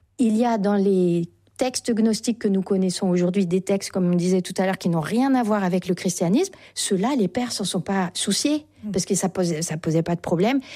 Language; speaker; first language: French; native; French